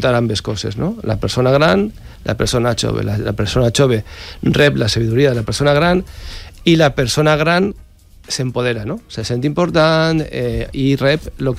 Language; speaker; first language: Catalan; native; Catalan